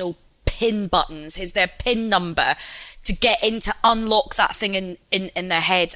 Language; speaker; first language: English; native; English